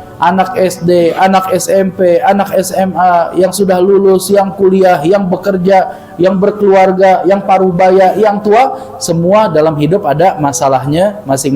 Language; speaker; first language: Indonesian; native; Indonesian